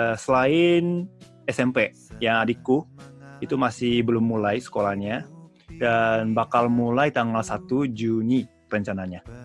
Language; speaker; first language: Indonesian; non-native, fluent; Japanese